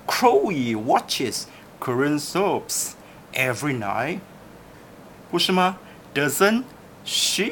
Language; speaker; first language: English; non-native, local second language; Chinese